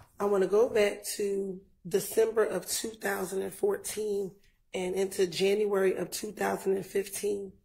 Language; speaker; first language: English; native; English